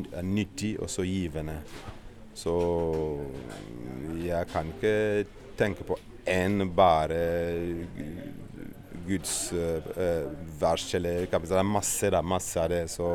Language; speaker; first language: Norwegian; non-native, fluent; Portuguese